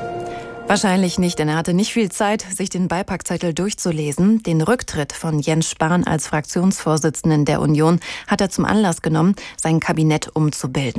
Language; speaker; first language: German; native; German